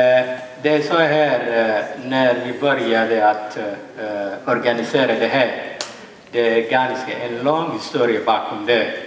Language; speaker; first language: Swedish; early bilingual, other home language; Somali